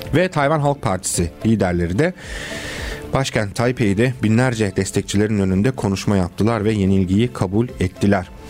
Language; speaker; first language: Turkish; early bilingual, heritage; Romanian